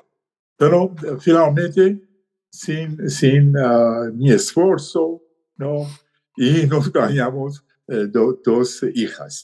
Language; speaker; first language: Portuguese; non-native, learner; Persian